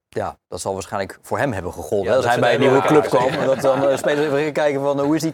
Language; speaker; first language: Dutch; native; Dutch